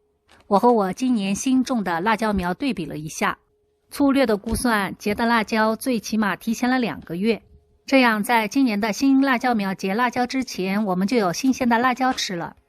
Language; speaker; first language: Chinese; native; Chinese